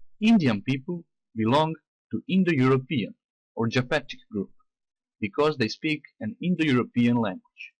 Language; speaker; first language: English; non-native, fluent; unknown